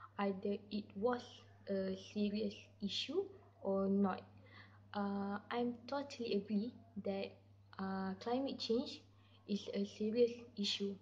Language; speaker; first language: English; non-native, learner; Malay